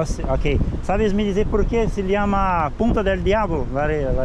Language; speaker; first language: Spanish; non-native, learner; Portuguese